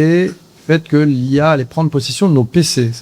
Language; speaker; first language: French; native; French